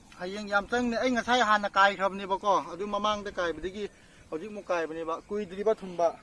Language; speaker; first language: Manipuri; native; Manipuri